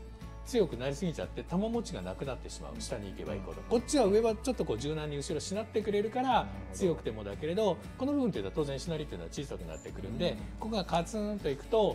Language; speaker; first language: Japanese; native; Japanese